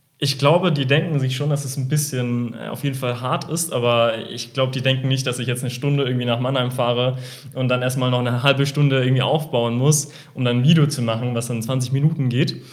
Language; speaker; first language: German; early bilingual, other home language; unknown